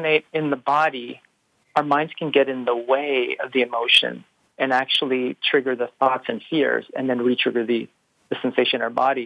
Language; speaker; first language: English; native; English